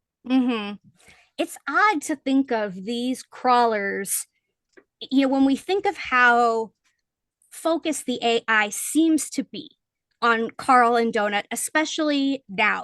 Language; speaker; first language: English; native; English